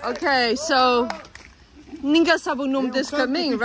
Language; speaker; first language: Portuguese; early bilingual, heritage; English